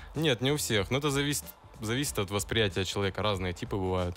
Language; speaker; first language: Russian; native; Russian